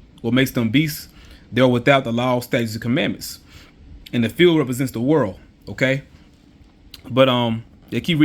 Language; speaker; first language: English; native; English